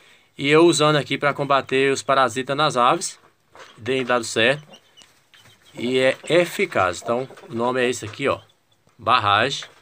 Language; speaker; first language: Portuguese; native; Portuguese